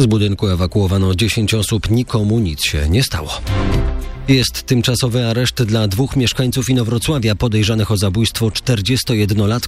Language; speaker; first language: Polish; native; Polish